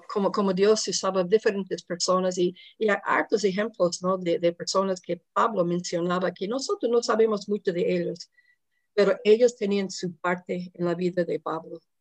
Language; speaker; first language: Spanish; non-native, fluent; English